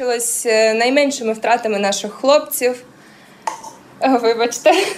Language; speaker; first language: Czech; non-native, learner; Ukrainian